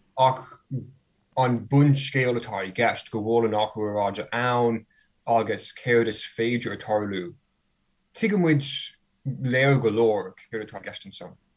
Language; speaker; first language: Irish; non-native, fluent; English